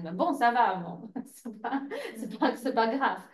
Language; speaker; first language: French; non-native, fluent; Polish